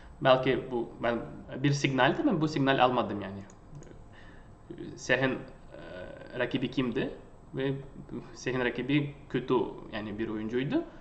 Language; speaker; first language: Turkish; non-native, fluent; Russian